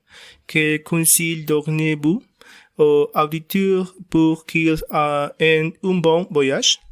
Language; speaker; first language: French; non-native, learner; Spanish